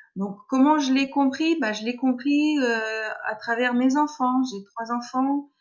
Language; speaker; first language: French; non-native, fluent; Russian